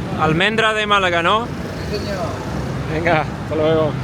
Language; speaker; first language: Spanish; non-native, fluent; English